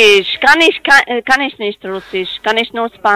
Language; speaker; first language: German; non-native, learner; Spanish